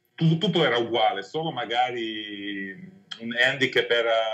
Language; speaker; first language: Italian; non-native, fluent; Serbian